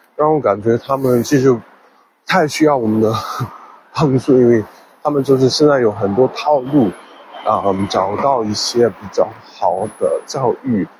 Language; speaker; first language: Chinese; non-native, fluent; English